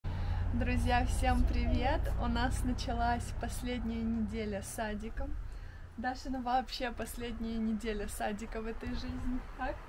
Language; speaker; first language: Russian; native; Russian